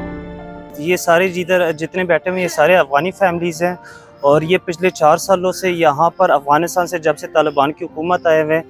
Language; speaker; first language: Hindi; non-native, fluent; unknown